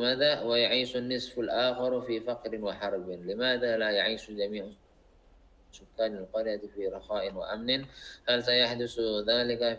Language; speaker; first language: Arabic; non-native, fluent; Indonesian